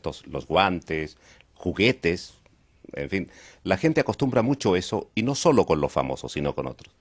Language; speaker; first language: Spanish; native; Spanish